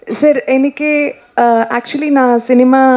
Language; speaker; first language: Tamil; non-native, learner; Kannada